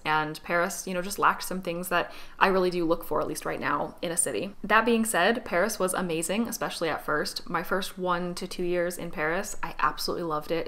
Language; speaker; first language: English; native; English